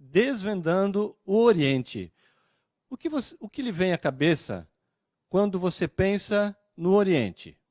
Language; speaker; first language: Portuguese; native; Portuguese